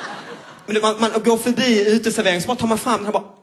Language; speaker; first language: Swedish; native; Swedish